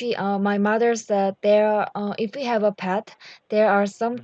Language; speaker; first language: English; non-native, learner; Korean